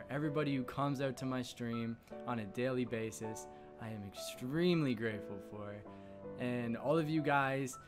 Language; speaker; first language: English; native; English